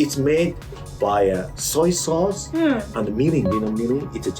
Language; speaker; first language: English; non-native, learner; Japanese